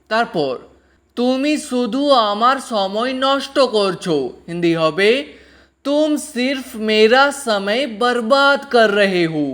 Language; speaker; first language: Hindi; non-native, fluent; Bangla